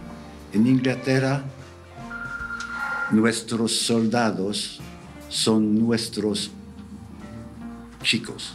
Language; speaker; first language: Spanish; non-native, fluent; English